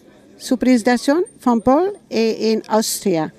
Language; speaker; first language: Spanish; non-native, learner; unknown